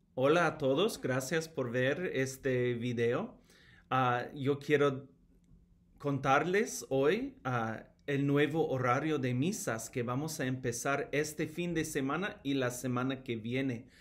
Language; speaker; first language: Spanish; non-native, fluent; English